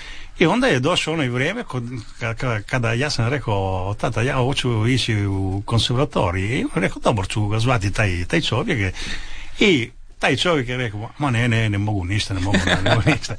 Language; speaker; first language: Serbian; early bilingual, heritage; Italian